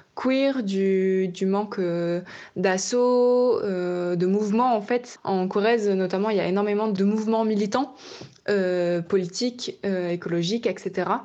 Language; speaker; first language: French; native; French